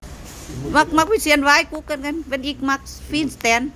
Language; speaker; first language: German; non-native, learner; Thai